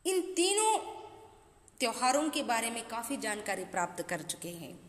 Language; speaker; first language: Hindi; non-native, local second language; Kannada